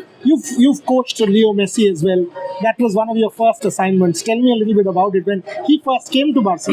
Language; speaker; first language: English; non-native, local second language; Bangla